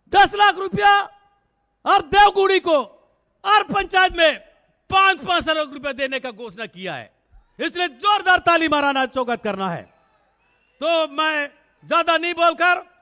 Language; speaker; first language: Hindi; native; Hindi